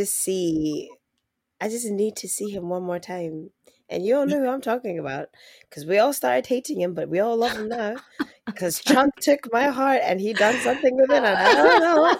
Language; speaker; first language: English; native; English